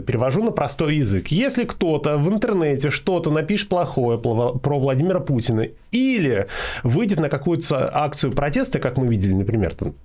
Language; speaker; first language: Russian; native; Russian